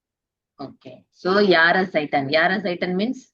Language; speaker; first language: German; non-native, fluent; Tamil